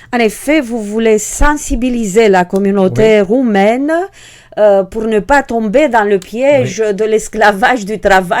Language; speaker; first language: French; non-native, fluent; Romanian